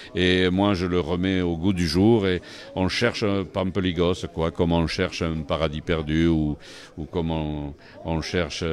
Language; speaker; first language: French; native; French